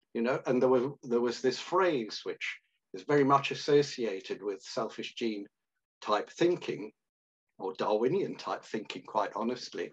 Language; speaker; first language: English; native; English